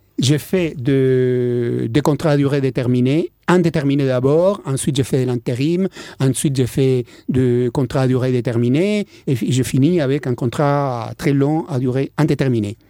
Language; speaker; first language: French; non-native, fluent; Spanish